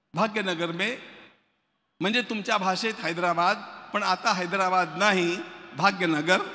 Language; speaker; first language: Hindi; non-native, local second language; Marathi